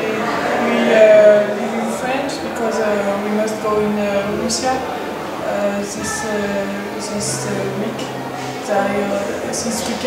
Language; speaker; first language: English; non-native, learner; French